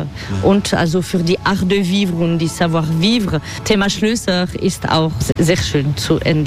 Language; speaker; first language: German; non-native, learner; French